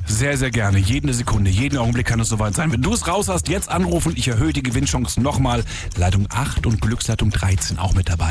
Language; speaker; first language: German; native; German